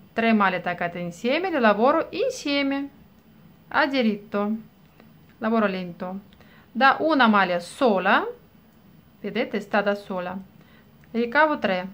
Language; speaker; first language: Italian; non-native, fluent; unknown